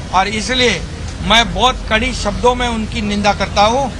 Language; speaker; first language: Hindi; non-native, local second language; Marathi